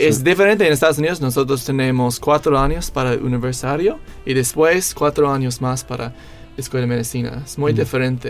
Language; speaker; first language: Spanish; non-native, learner; English